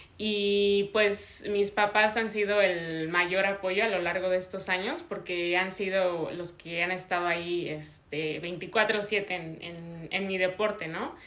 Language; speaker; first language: Spanish; native; Spanish